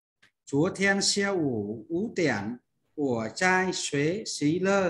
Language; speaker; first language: Chinese; non-native, fluent; Vietnamese